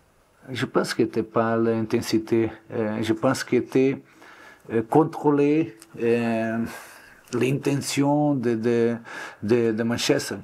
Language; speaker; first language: French; non-native, learner; Portuguese